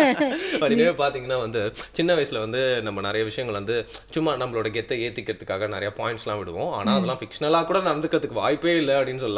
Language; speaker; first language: Tamil; native; Tamil